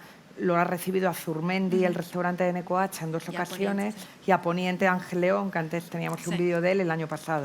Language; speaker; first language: Spanish; native; Spanish